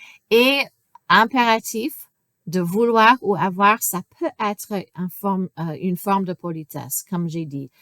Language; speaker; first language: French; non-native, fluent; English